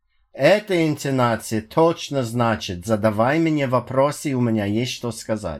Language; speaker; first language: Russian; non-native, fluent; English